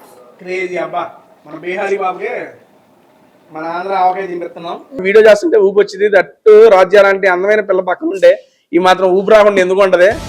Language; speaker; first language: Telugu; native; Telugu